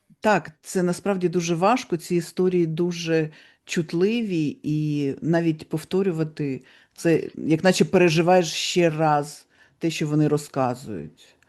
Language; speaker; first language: Ukrainian; native; Ukrainian